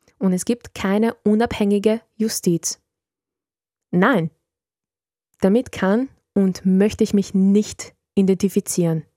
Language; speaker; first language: German; early bilingual, other home language; Serbian